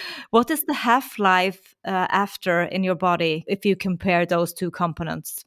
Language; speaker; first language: English; non-native, fluent; Norwegian